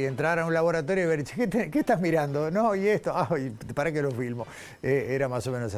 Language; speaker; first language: Spanish; native; Spanish